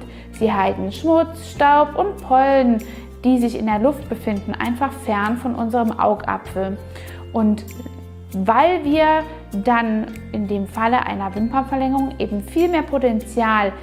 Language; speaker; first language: German; native; German